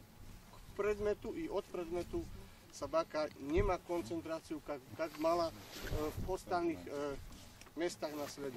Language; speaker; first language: Russian; non-native, learner; Slovak